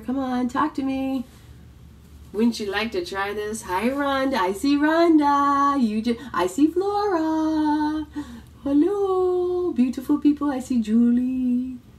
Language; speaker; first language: English; native; English